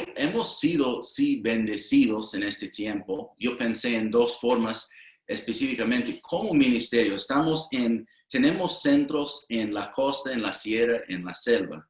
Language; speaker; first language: Spanish; non-native, fluent; English